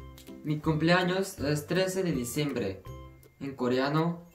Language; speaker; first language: Spanish; non-native, fluent; Korean